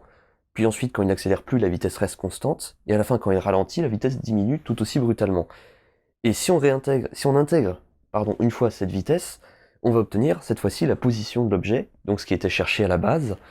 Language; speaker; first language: French; native; French